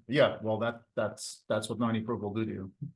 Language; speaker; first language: English; native; English